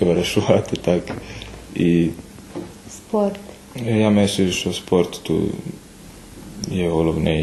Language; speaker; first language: Ukrainian; early bilingual, heritage; Ukrainian